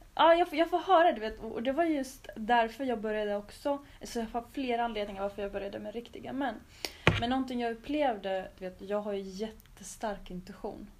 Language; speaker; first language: Swedish; early bilingual, other home language; Azerbaijani